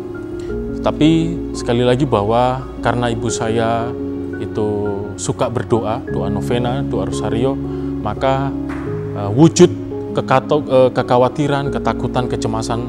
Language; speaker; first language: Indonesian; native; Indonesian